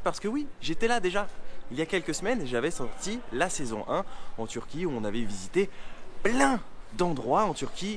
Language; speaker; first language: French; native; French